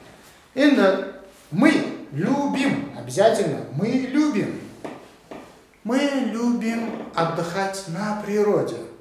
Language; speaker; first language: Russian; non-native, local second language; Uzbek